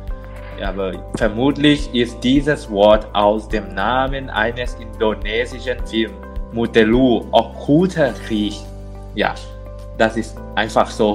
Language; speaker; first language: German; non-native, learner; Thai